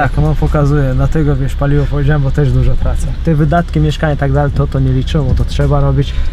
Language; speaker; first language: Polish; non-native, fluent; Chechen